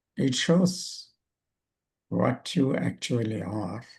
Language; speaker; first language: English; non-native, local second language; Telugu